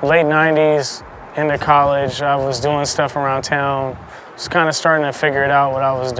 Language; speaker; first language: English; native; English